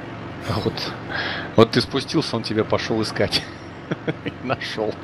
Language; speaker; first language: Russian; native; Russian